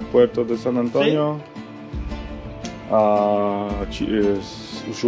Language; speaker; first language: Spanish; non-native, learner; Polish